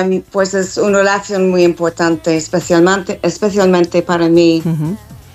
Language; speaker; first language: Spanish; non-native, fluent; English